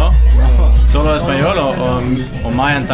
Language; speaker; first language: Spanish; non-native, learner; English